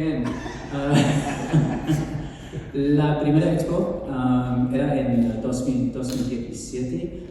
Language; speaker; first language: Spanish; non-native, fluent; English